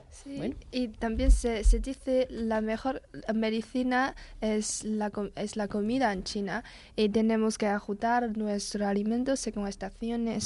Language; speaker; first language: Spanish; non-native, learner; Chinese